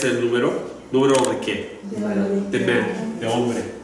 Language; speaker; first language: Spanish; non-native, learner; English